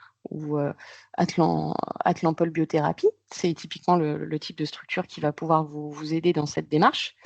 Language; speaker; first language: French; native; French